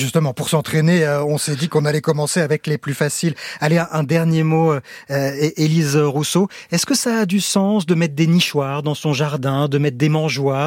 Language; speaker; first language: French; native; French